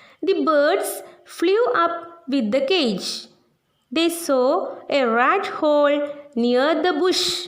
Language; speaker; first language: English; non-native, local second language; Malayalam